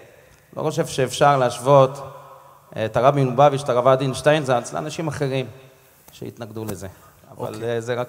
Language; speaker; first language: Hebrew; non-native, fluent; English